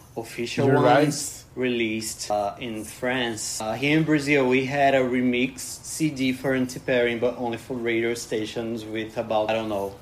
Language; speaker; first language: English; non-native, fluent; Portuguese